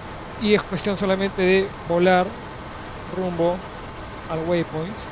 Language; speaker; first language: Spanish; native; Spanish